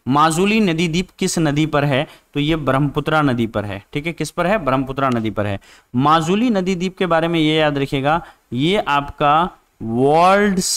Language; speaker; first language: Hindi; native; Hindi